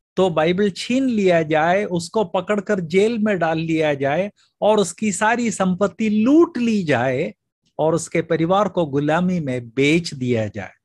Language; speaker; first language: Hindi; native; Hindi